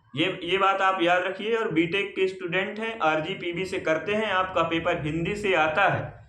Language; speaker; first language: Hindi; native; Hindi